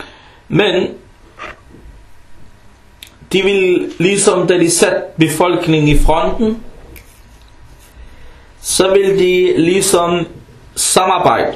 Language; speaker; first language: Danish; early bilingual, other home language; Arabic